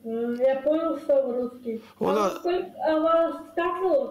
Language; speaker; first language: Russian; non-native, fluent; Lezghian